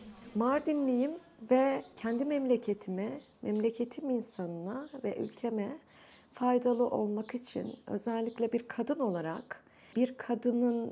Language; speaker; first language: Turkish; native; Turkish